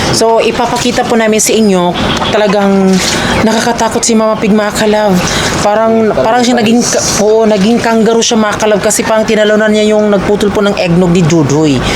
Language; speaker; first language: Filipino; non-native, local second language; Cebuano